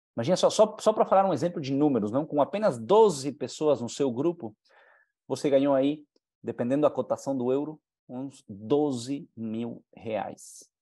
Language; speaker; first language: Portuguese; non-native, fluent; Spanish